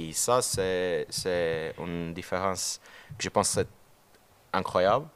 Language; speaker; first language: French; non-native, learner; Portuguese